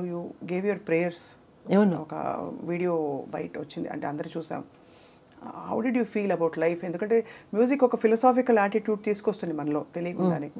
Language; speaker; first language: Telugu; native; Telugu